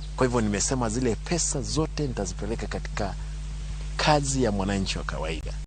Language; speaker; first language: Swahili; non-native, local second language; Gusii